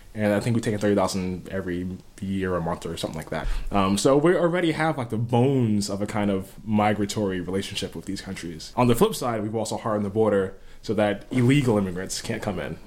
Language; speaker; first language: English; native; English